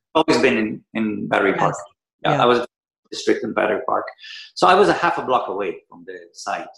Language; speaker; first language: English; early bilingual, other home language; Persian